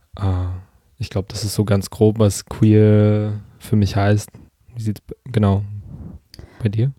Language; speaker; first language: German; early bilingual, other home language; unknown